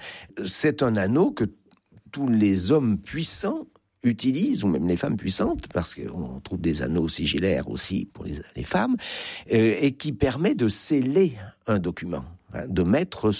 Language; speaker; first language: French; native; French